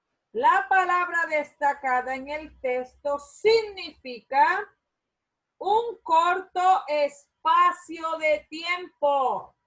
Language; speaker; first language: Spanish; non-native, learner; Portuguese